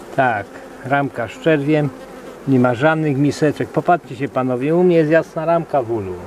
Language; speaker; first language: Polish; native; Polish